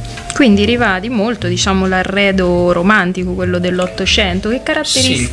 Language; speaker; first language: Italian; native; Italian